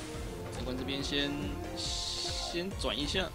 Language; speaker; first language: Chinese; native; Chinese